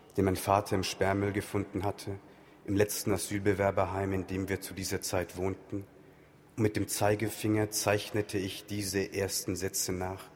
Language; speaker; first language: German; early bilingual, other home language; Tamil